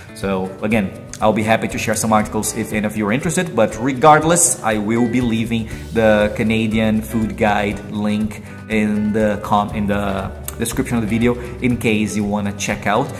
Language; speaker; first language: English; non-native, fluent; Portuguese